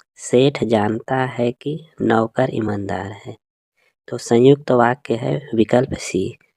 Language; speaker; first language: Hindi; native; Hindi